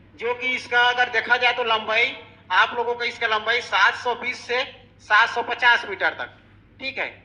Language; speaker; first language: Hindi; native; Hindi